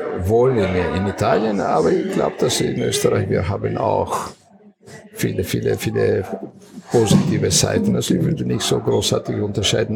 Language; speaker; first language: German; non-native, fluent; Italian